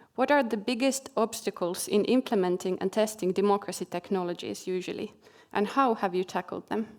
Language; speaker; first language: English; non-native, fluent; Finnish